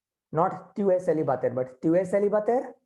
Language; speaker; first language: French; non-native, learner; Hindi